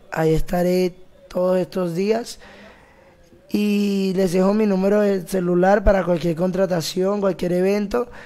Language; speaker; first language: Spanish; native; Spanish